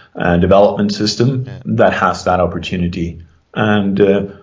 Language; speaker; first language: English; non-native, fluent; Swedish